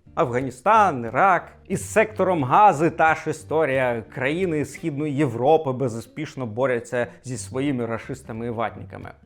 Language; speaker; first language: Ukrainian; native; Ukrainian